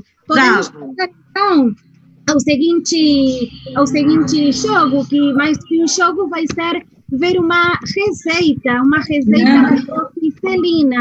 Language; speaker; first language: Portuguese; non-native, fluent; Spanish